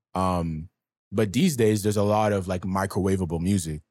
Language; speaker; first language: English; native; English